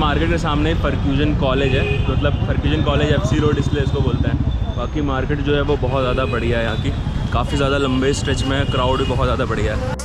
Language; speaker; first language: Hindi; native; Hindi